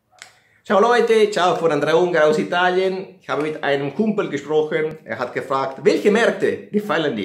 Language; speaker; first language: German; non-native, fluent; Italian